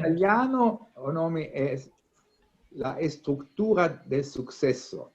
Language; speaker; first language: Portuguese; non-native, learner; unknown